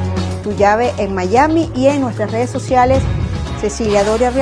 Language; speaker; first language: Spanish; native; Spanish